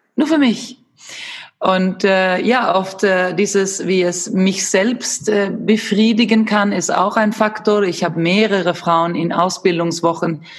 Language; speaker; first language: German; non-native, fluent; Swedish